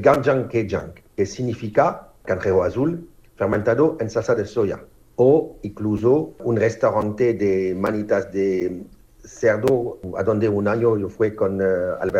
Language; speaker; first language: Spanish; non-native, fluent; French